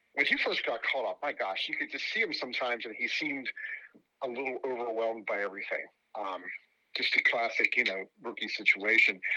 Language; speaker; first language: English; native; English